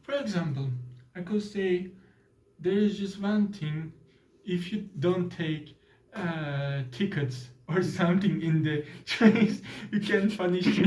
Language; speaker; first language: English; non-native, learner; Turkish